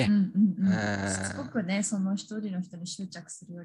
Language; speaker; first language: Japanese; native; Japanese